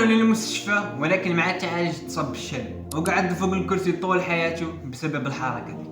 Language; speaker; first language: Arabic; native; Arabic